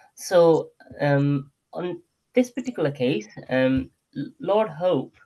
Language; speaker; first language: English; non-native, local second language; Nepali